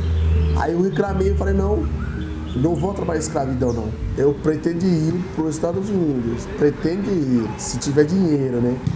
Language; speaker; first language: Portuguese; non-native, fluent; Haitian Creole